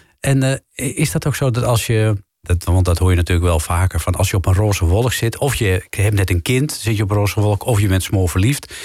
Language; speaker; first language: Dutch; native; Dutch